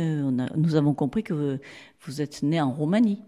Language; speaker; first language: French; native; French